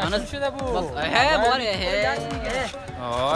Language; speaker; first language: Persian; native; Persian